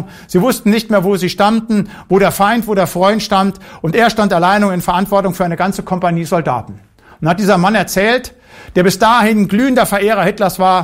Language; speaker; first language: German; native; German